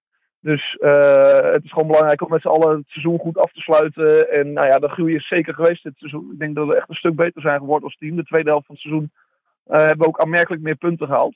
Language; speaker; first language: Dutch; native; Dutch